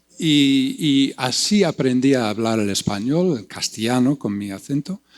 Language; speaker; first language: Spanish; non-native, fluent; English